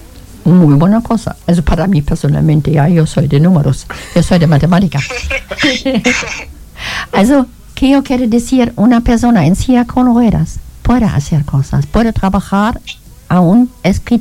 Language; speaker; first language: Spanish; non-native, learner; German